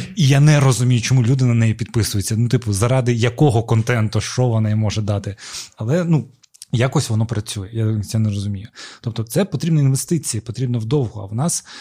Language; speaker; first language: Ukrainian; non-native, local second language; Russian